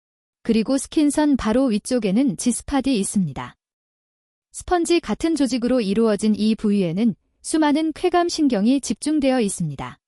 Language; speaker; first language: Korean; native; Korean